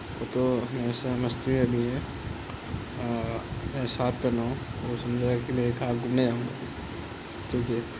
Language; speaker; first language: Hindi; non-native, local second language; Bangla